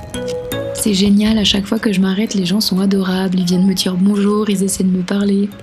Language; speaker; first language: French; native; French